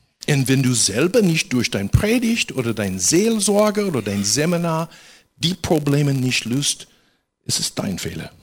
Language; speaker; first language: German; non-native, fluent; English